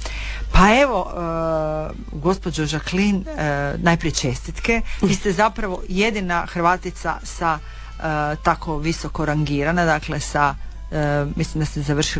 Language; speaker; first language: Serbian; native; Serbian